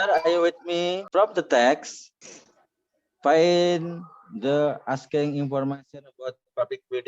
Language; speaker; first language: English; non-native, learner; Indonesian